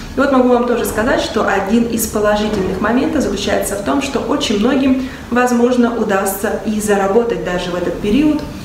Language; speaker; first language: Russian; native; Russian